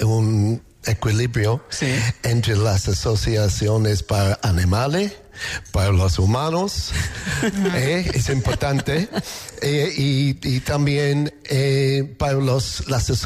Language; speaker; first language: Spanish; non-native, learner; English